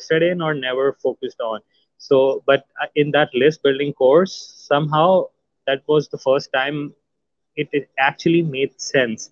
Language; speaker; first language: English; non-native, local second language; Urdu